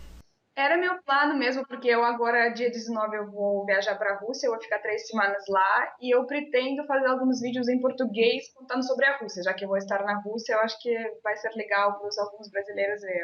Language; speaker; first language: Portuguese; non-native, fluent; Russian